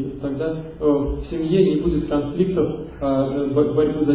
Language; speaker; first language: Russian; native; Russian